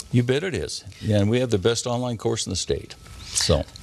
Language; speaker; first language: English; native; English